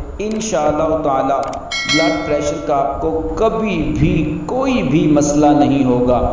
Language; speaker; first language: Urdu; non-native, local second language; Punjabi